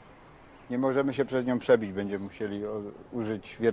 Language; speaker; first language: Polish; native; Polish